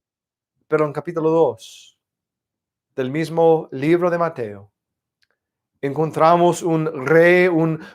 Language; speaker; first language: Spanish; non-native, fluent; English